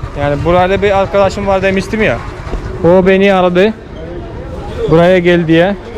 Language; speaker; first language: Turkish; non-native, fluent; Malayalam